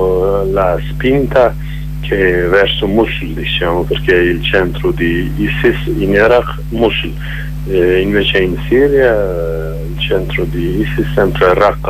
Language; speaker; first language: Italian; non-native, learner; Kurdish